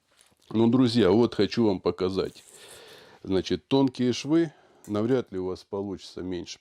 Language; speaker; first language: Russian; native; Russian